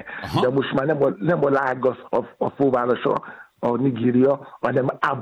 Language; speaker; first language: Hungarian; non-native, fluent; Yoruba